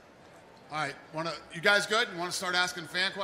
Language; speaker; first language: English; native; English